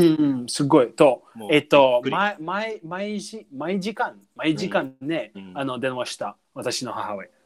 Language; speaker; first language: Japanese; non-native, learner; English